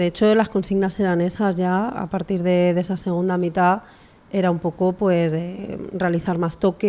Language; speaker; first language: Spanish; native; Spanish